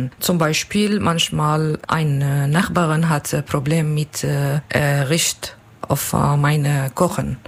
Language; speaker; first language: German; non-native, learner; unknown